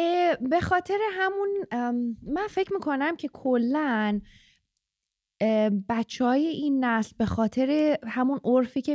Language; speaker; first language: Persian; native; Persian